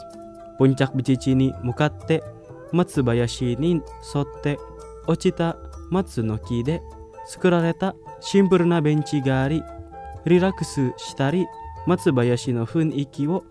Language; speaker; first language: Japanese; non-native, fluent; Indonesian